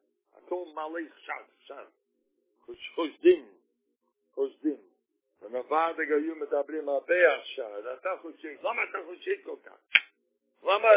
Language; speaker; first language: Hebrew; non-native, fluent; Yiddish